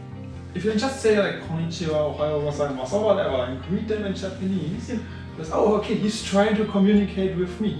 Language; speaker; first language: English; non-native, fluent; German